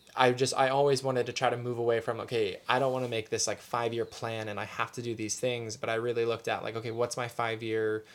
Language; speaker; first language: English; native; English